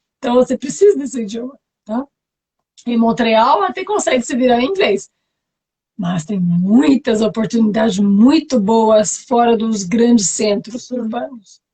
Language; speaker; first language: Portuguese; non-native, fluent; French